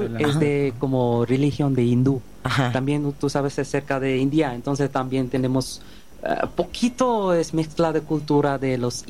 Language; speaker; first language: Spanish; non-native, learner; Bangla